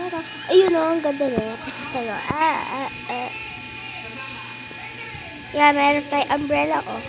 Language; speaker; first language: Filipino; non-native, local second language; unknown